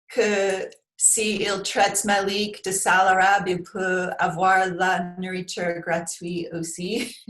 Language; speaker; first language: French; non-native, learner; English